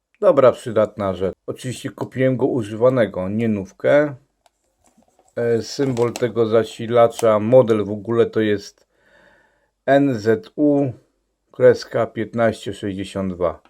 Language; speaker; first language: Polish; native; Polish